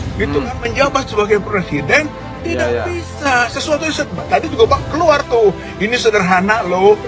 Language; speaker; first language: Indonesian; native; Indonesian